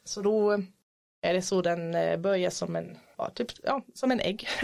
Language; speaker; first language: Swedish; non-native, fluent; German